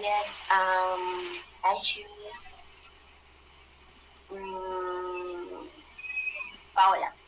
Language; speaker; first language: English; non-native, learner; Spanish